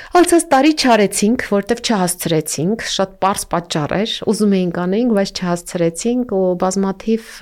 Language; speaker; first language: Armenian; native; Armenian